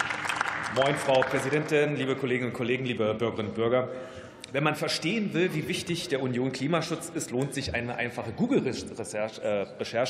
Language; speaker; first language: German; native; German